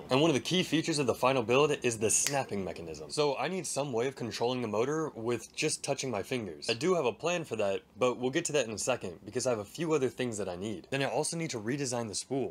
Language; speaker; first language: English; native; English